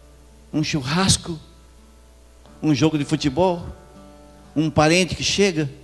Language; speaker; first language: Portuguese; native; Portuguese